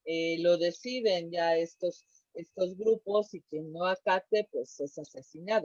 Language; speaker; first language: Spanish; native; Spanish